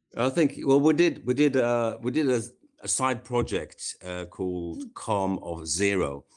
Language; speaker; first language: English; non-native, fluent; Swedish